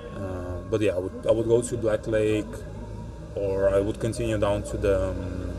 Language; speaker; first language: English; non-native, fluent; Russian